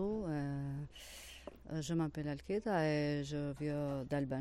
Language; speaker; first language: French; non-native, learner; Albanian